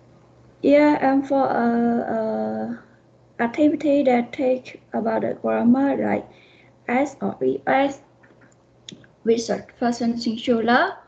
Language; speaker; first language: English; non-native, learner; Khmer